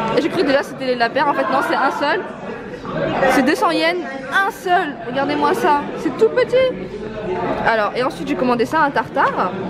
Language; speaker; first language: French; early bilingual, other home language; Chinese